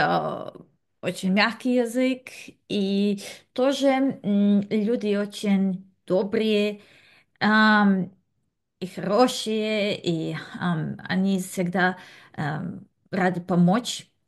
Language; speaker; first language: Russian; non-native, fluent; Serbian